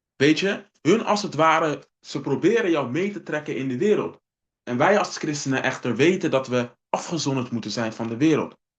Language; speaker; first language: Dutch; non-native, local second language; Papiamento